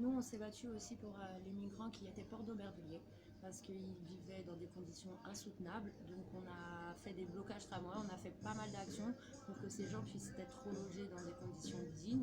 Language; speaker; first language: French; native; French